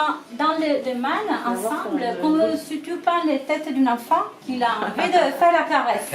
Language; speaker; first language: French; non-native, learner; Italian